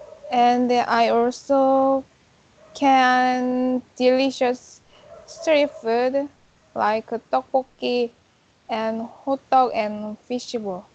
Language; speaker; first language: English; non-native, learner; Korean